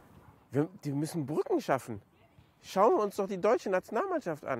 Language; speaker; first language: German; native; German